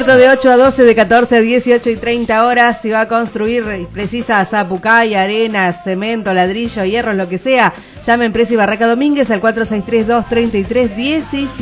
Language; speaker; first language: Spanish; native; Spanish